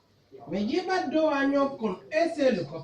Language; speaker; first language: Spanish; non-native, learner; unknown